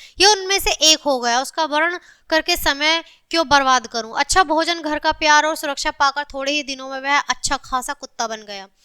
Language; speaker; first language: Hindi; native; Hindi